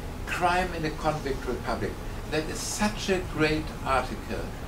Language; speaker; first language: English; non-native, fluent; German